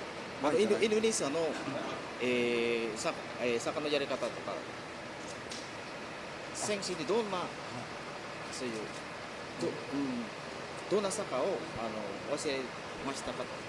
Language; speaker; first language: Japanese; non-native, learner; Indonesian